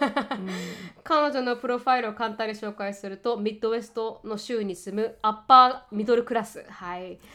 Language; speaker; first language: Japanese; native; Japanese